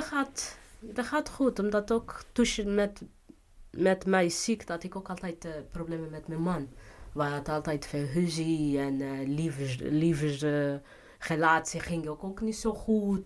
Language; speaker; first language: Dutch; non-native, fluent; Portuguese